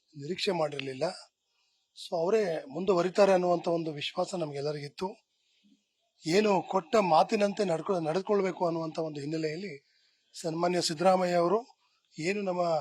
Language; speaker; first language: Kannada; non-native, local second language; Lambadi